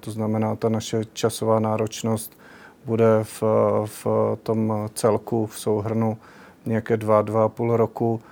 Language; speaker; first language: Czech; native; Czech